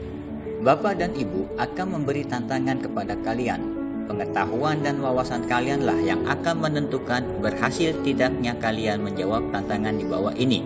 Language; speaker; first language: Indonesian; native; Indonesian